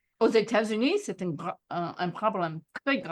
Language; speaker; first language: French; non-native, fluent; English